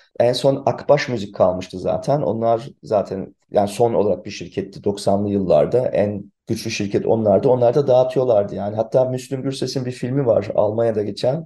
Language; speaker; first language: Turkish; early bilingual, heritage; Turkish